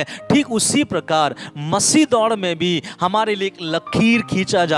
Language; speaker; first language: Hindi; non-native, local second language; Bangla